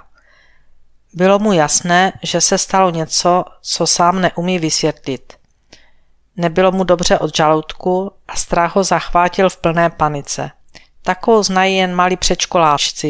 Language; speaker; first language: Czech; native; Czech